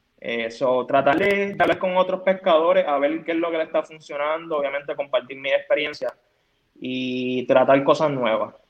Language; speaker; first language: Spanish; native; Spanish